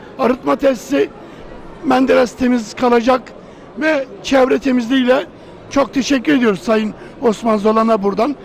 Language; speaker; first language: Turkish; native; Turkish